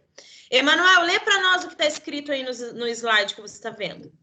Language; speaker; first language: Portuguese; native; Portuguese